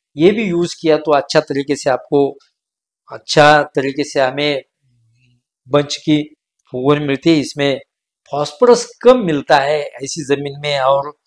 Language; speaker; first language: Hindi; non-native, local second language; Marathi